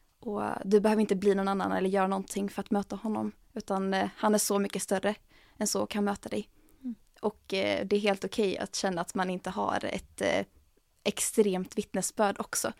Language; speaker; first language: Swedish; native; Swedish